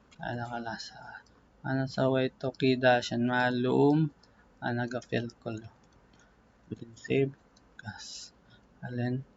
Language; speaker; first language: Arabic; non-native, learner; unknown